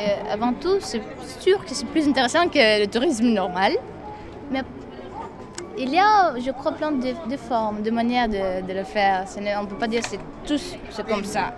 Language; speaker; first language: French; non-native, fluent; Greek